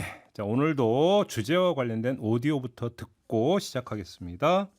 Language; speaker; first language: Korean; native; Korean